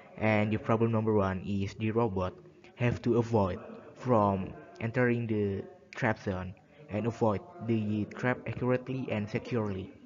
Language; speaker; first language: English; non-native, learner; Indonesian